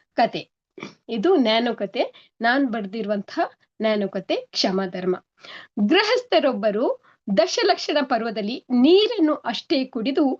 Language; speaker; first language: Kannada; native; Kannada